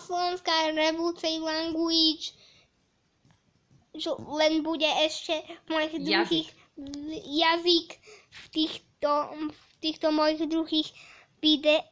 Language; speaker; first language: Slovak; early bilingual, heritage; Slovak